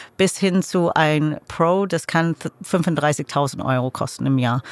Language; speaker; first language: German; non-native, fluent; English